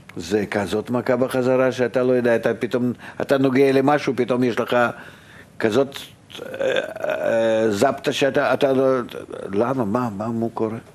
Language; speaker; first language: Hebrew; non-native, fluent; Russian